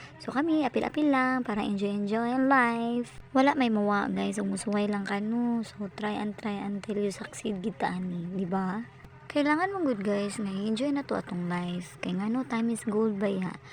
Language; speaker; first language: Cebuano; native; Cebuano